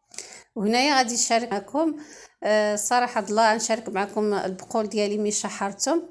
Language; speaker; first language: Arabic; native; Arabic